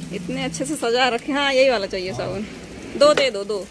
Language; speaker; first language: Hindi; native; Hindi